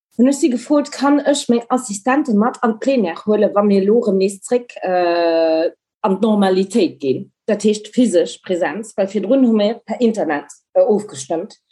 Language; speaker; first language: Luxembourgish; early bilingual, other home language; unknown